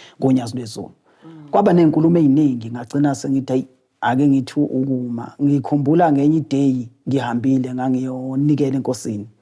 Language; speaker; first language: Zulu; native; Zulu